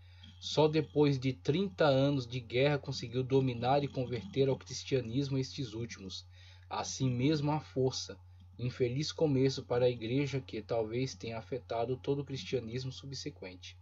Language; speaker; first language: Portuguese; native; Portuguese